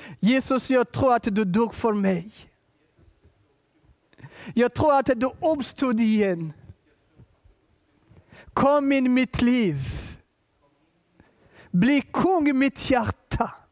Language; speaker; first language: Swedish; non-native, fluent; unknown